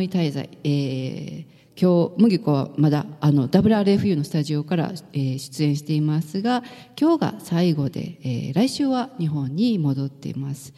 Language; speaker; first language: Japanese; native; Japanese